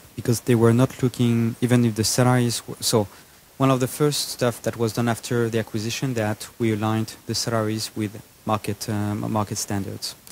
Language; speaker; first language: English; non-native, fluent; French